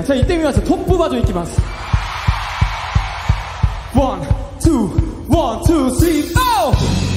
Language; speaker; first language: Japanese; non-native, fluent; Korean